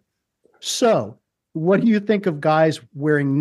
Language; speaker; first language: English; native; English